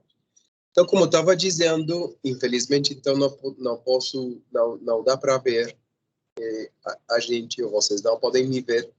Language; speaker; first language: Portuguese; non-native, fluent; Spanish